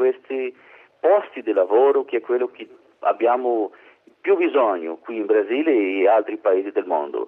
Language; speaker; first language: Italian; non-native, learner; Portuguese